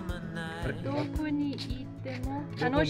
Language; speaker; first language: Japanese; non-native, learner; Spanish